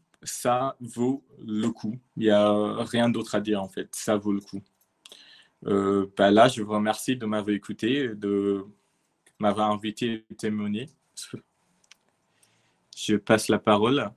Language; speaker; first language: French; non-native, fluent; English